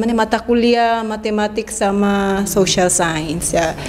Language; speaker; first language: Indonesian; non-native, fluent; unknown